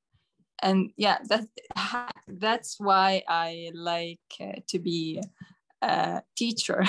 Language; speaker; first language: English; non-native, learner; Arabic